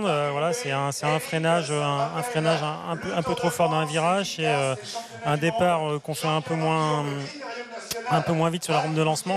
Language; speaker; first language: French; native; French